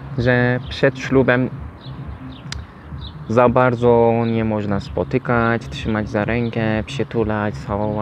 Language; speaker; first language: Polish; non-native, learner; Turkish